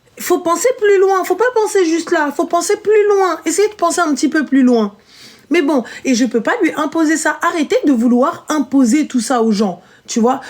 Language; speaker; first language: French; early bilingual, other home language; Arabic